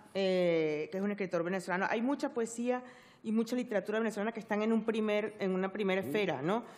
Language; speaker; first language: Spanish; native; Spanish